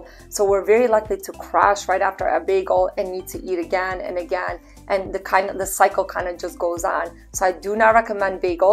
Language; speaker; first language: English; native; English